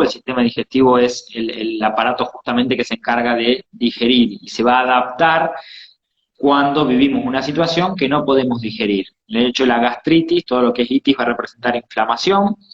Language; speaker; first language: Spanish; native; Spanish